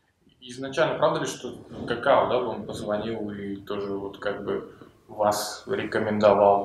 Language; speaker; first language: Russian; native; Russian